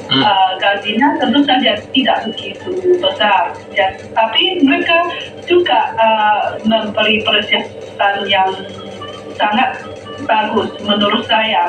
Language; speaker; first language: Indonesian; non-native, fluent; Chinese